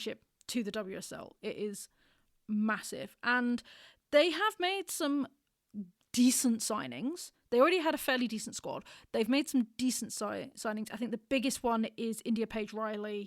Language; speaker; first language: English; native; English